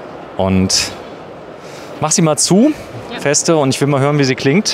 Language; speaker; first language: German; native; German